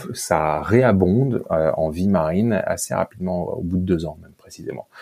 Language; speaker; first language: French; native; French